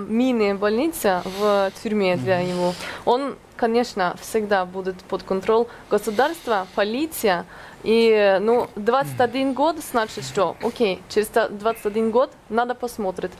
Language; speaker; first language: Russian; non-native, fluent; Norwegian